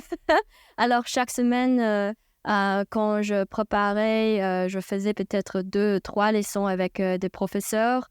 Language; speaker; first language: French; non-native, fluent; Chinese